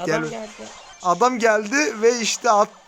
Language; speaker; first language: Turkish; native; Turkish